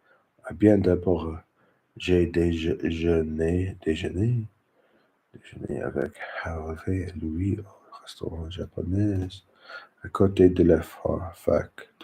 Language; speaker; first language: French; non-native, learner; English